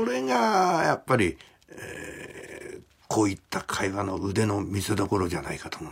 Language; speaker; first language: Japanese; native; Japanese